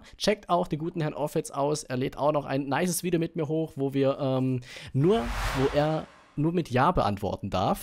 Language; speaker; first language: German; native; German